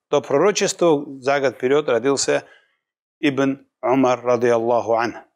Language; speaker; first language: Russian; non-native, local second language; Kumyk